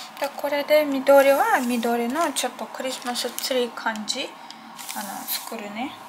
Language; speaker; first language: Japanese; non-native, fluent; Russian